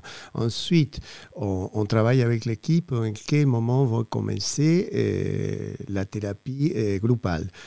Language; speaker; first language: French; non-native, fluent; Spanish